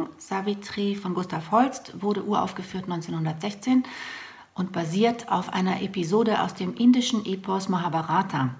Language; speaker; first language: German; native; German